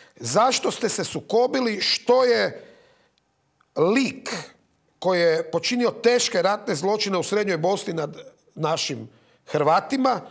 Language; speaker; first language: Croatian; native; Croatian